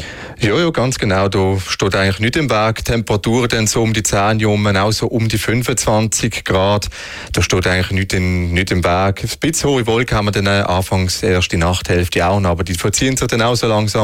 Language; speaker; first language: German; native; German